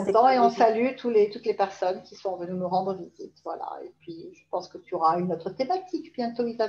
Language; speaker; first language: French; native; French